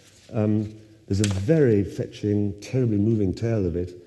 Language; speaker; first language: English; native; English